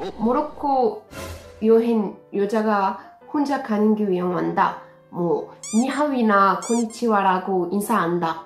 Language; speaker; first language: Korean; non-native, fluent; Arabic